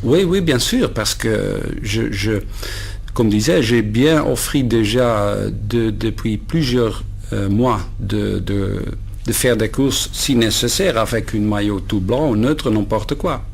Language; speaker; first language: French; non-native, learner; Dutch